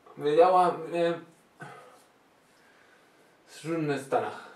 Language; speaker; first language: Polish; non-native, learner; Slovak